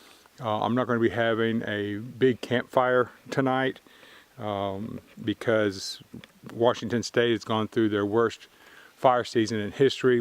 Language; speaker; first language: English; native; English